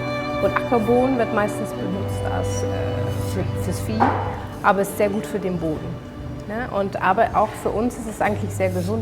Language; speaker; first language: German; non-native, fluent; Dutch